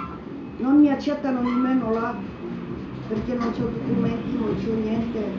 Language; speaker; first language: Italian; non-native, fluent; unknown